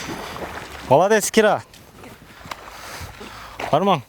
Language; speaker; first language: Russian; non-native, local second language; Kyrgyz